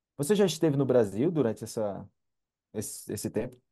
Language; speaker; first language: Portuguese; native; Portuguese